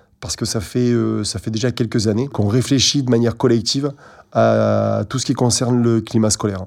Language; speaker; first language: French; native; French